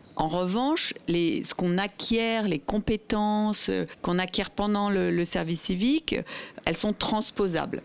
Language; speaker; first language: French; native; French